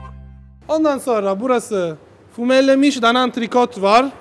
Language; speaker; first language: Turkish; non-native, learner; Italian